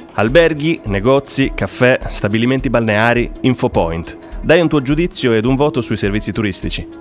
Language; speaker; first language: Italian; native; Italian